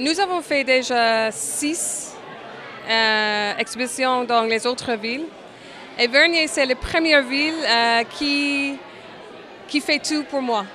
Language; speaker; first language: French; non-native, fluent; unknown